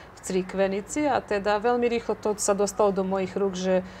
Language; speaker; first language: Slovak; early bilingual, heritage; Croatian